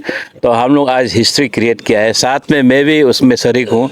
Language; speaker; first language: Hindi; non-native, local second language; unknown